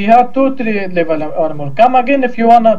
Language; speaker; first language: English; non-native, learner; Uzbek